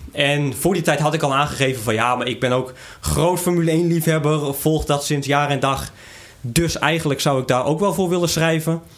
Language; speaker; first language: Dutch; native; Dutch